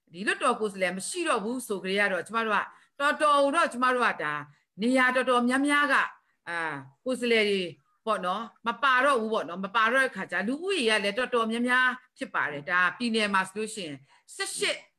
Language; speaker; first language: Burmese; non-native, local second language; Kachin